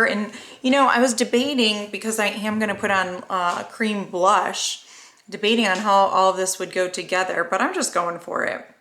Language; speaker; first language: English; native; English